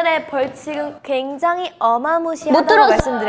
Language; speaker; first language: Korean; native; Korean